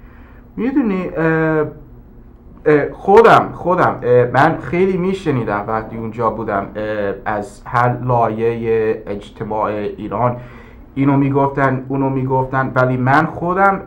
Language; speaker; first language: Persian; early bilingual, heritage; English